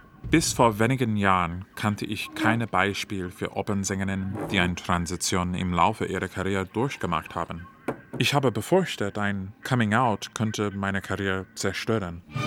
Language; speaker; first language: German; non-native, fluent; English